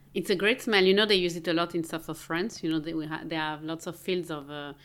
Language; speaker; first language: English; non-native, fluent; French